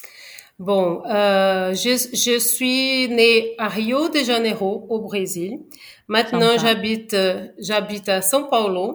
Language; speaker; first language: French; non-native, fluent; Portuguese